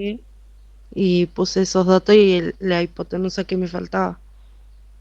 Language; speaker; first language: Spanish; native; Spanish